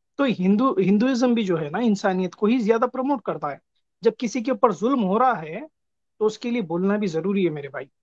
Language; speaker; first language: Hindi; native; Hindi